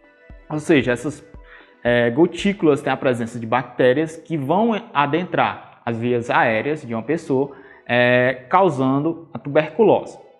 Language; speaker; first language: Portuguese; native; Portuguese